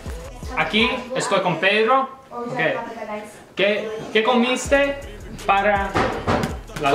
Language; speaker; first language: Spanish; non-native, learner; English